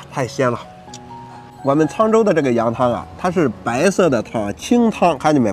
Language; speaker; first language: Chinese; native; Chinese